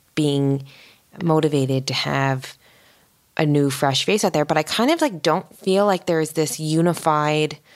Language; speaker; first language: English; native; English